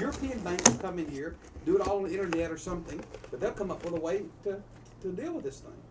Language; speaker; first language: English; native; English